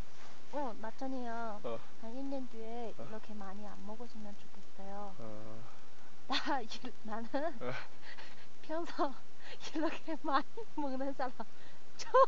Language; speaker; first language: Korean; non-native, fluent; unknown